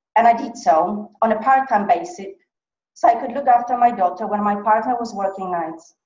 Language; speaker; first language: English; non-native, fluent; Polish